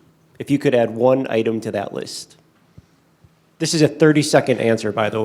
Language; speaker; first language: English; native; English